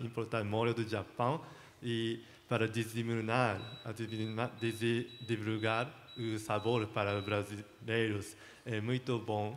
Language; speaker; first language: Portuguese; non-native, learner; Japanese